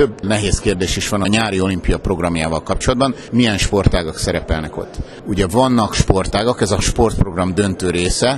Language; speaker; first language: Hungarian; native; Hungarian